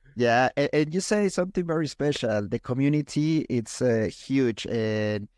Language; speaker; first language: English; non-native, fluent; Spanish